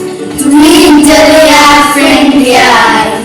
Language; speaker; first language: Welsh; non-native, learner; English